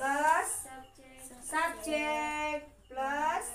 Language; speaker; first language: English; non-native, learner; Indonesian